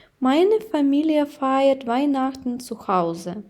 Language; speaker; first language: German; non-native, fluent; Ukrainian